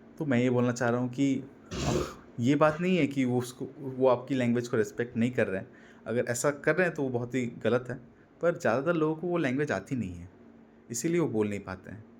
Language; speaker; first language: Hindi; non-native, local second language; Bangla